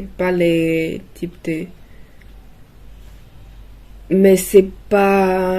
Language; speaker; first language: French; non-native, learner; Chinese